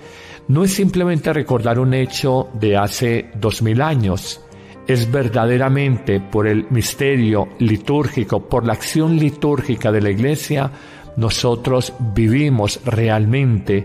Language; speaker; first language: Spanish; native; Spanish